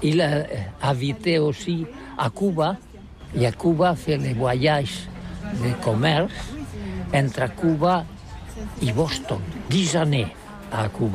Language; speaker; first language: French; non-native, learner; Catalan